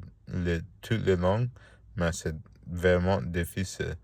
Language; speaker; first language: French; non-native, learner; Spanish